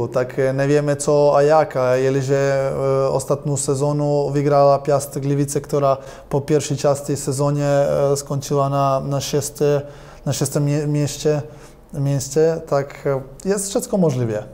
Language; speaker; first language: Polish; non-native, learner; Croatian